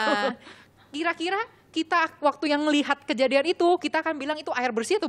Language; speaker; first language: Indonesian; native; Indonesian